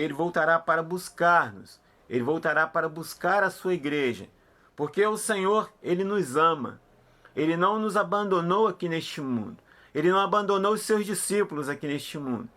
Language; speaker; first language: Portuguese; native; Portuguese